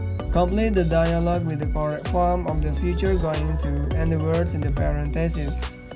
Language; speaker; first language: English; non-native, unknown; Indonesian